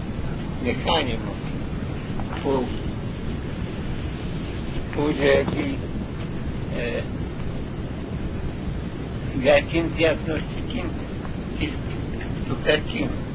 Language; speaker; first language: Greek; non-native, fluent; Russian